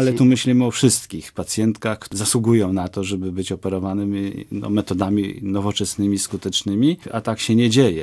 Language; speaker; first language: Polish; native; Polish